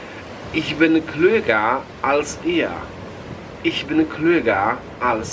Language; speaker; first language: German; non-native, fluent; Polish